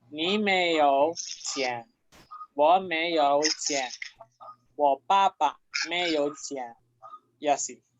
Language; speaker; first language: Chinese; non-native, fluent; Spanish